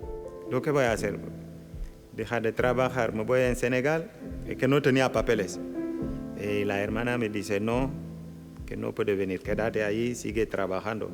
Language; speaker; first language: Spanish; non-native, local second language; Wolof